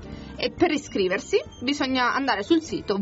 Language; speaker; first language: Italian; native; Italian